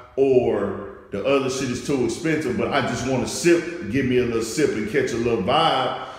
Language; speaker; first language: English; native; English